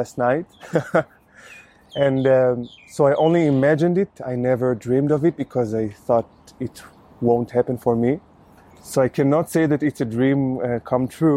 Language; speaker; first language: English; non-native, fluent; Hebrew